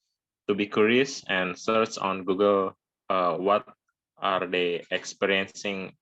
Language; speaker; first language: English; non-native, learner; Indonesian